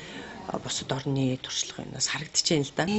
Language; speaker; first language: Mongolian; native; Mongolian